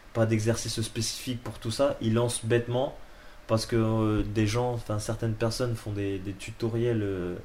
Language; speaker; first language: French; native; French